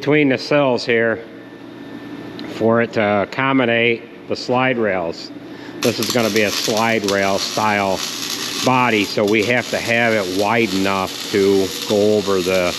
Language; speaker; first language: English; native; English